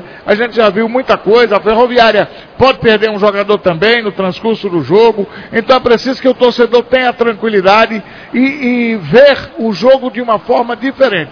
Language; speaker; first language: Portuguese; native; Portuguese